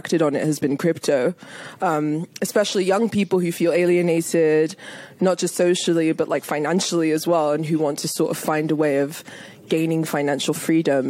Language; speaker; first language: English; native; English